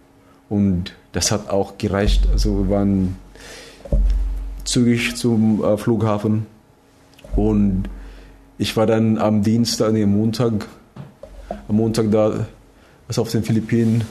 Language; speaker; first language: German; non-native, fluent; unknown